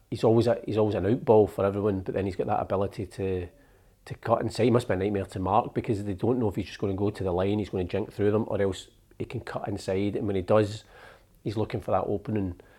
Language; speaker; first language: English; native; English